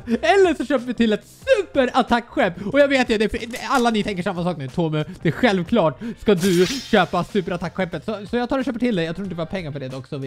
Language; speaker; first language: Swedish; native; Swedish